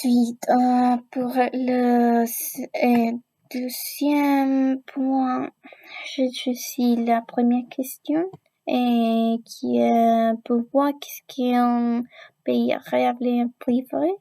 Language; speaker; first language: French; non-native, learner; Spanish